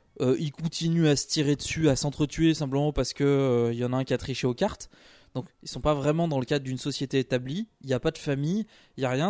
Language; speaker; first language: French; native; French